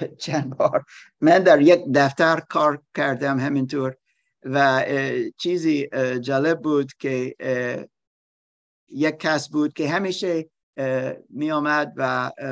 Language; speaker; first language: Persian; non-native, learner; German